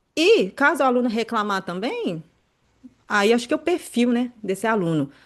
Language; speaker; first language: Portuguese; native; Portuguese